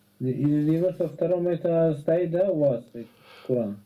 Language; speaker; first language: Russian; non-native, learner; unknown